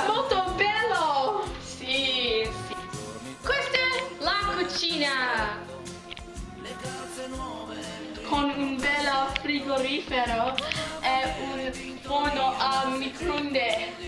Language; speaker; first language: Italian; non-native, learner; English